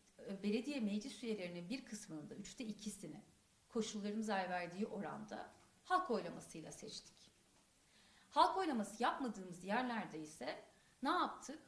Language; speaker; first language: Turkish; non-native, local second language; Kurdish